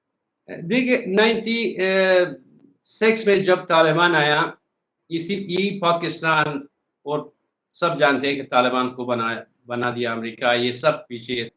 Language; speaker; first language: Hindi; non-native, learner; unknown